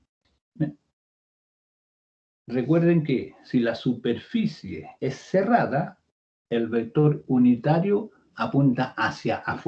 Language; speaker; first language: Spanish; native; Spanish